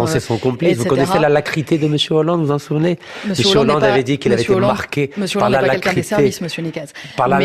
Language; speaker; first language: French; native; French